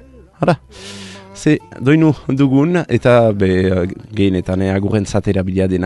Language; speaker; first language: Basque; native; Basque